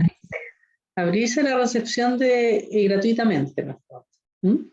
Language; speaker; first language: Spanish; native; Spanish